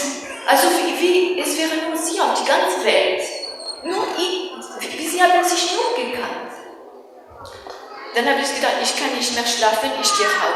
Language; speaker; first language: German; non-native, fluent; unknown